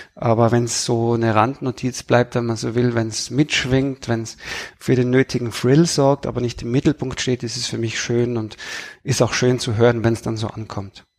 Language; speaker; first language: German; native; German